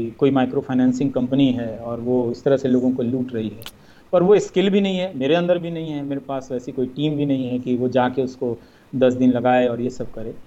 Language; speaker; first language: Hindi; native; Hindi